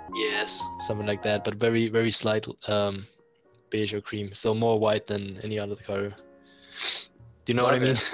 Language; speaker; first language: English; non-native, fluent; German